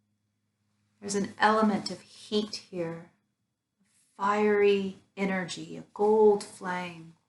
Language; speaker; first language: English; native; English